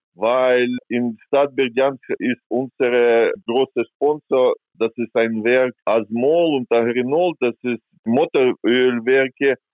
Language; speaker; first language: German; non-native, fluent; Ukrainian